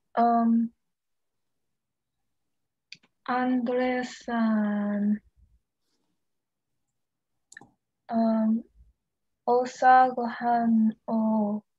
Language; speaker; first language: Japanese; non-native, learner; English